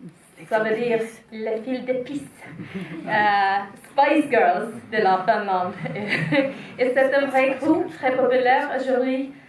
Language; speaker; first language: French; non-native, fluent; Finnish